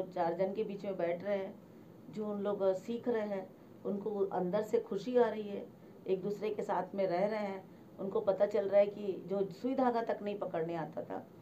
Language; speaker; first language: Hindi; native; Hindi